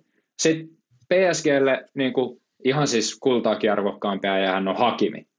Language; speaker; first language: Finnish; native; Finnish